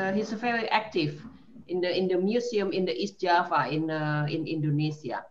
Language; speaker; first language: English; non-native, fluent; Indonesian